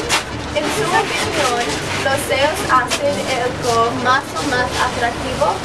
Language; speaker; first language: Spanish; non-native, learner; English